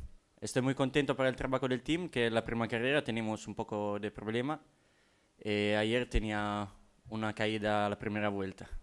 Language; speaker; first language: Spanish; non-native, learner; Italian